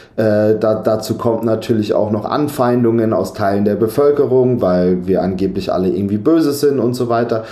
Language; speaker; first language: German; native; German